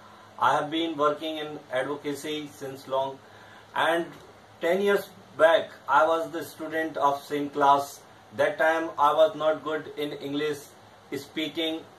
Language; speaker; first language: English; non-native, learner; Hindi